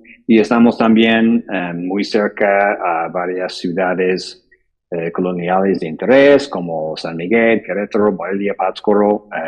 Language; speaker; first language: Spanish; non-native, fluent; English